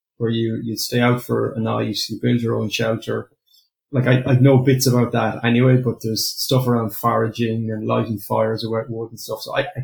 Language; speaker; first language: English; native; English